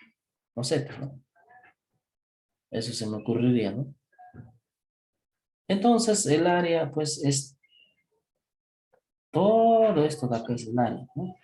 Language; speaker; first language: Spanish; native; Spanish